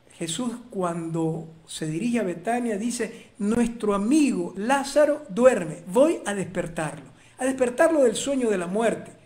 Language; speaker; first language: Spanish; native; Spanish